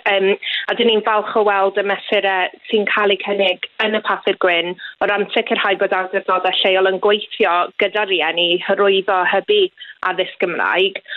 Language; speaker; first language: Welsh; native; Welsh